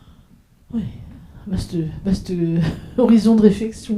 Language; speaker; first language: French; native; French